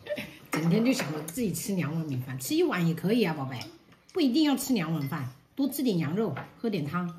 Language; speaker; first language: Chinese; native; Chinese